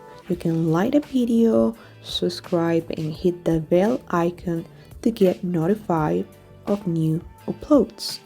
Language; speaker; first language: English; non-native, fluent; Spanish